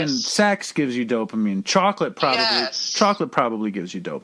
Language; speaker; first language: English; native; English